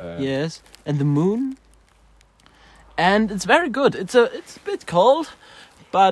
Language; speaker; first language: English; non-native, learner; German